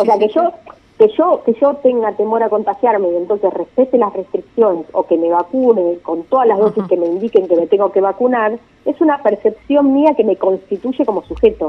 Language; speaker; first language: Spanish; native; Spanish